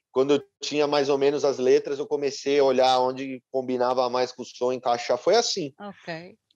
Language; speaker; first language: Portuguese; native; Portuguese